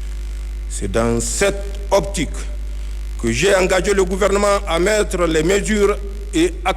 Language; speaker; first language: French; non-native, local second language; Hausa